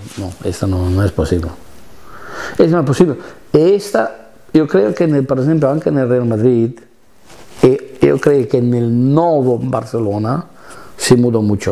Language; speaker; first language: Spanish; non-native, fluent; Italian